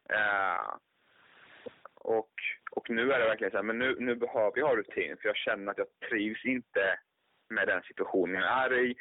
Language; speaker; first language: Swedish; native; Swedish